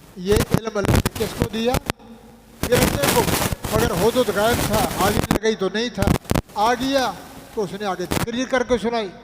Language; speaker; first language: Urdu; non-native, local second language; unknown